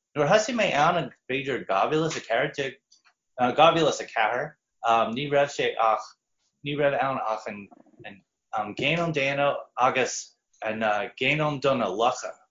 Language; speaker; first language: Irish; non-native, fluent; English